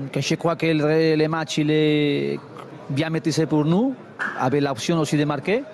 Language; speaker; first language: French; non-native, learner; Spanish